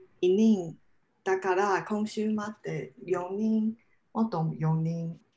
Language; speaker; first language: Japanese; non-native, learner; Chinese